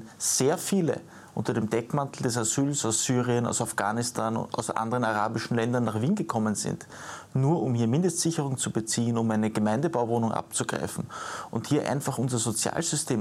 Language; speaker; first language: German; native; German